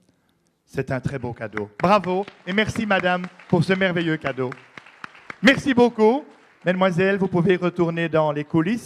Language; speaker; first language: French; native; French